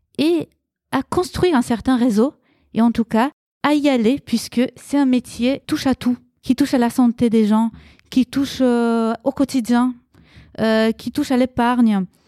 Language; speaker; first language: French; early bilingual, other home language; Romanian